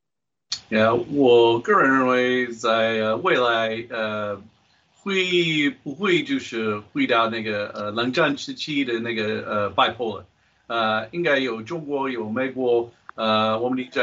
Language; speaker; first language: Chinese; non-native, fluent; English